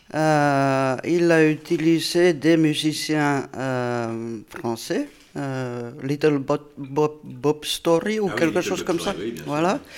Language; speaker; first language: French; non-native, fluent; Finnish